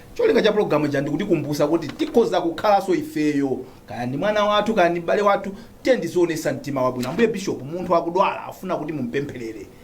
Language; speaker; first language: Nyanja; native; Nyanja